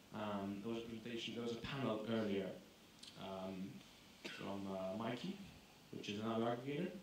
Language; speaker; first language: English; non-native, fluent; Greek